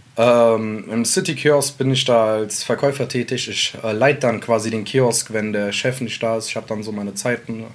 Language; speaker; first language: German; early bilingual, other home language; Central Kurdish